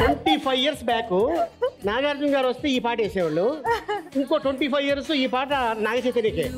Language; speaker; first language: Telugu; native; Telugu